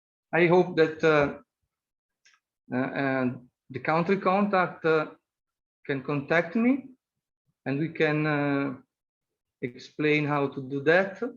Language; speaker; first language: English; non-native, fluent; Italian